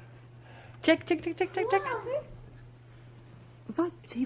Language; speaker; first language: French; native; French